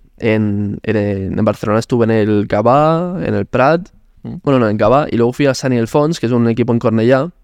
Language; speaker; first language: Spanish; early bilingual, other home language; Italian